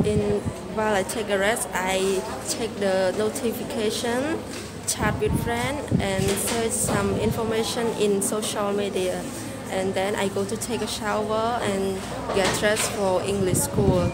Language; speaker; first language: English; non-native, learner; Khmer